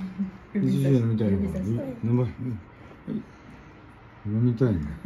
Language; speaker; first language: Japanese; native; Japanese